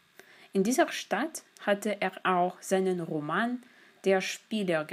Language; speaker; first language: German; non-native, fluent; Russian